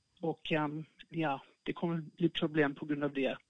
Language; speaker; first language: Swedish; non-native, fluent; English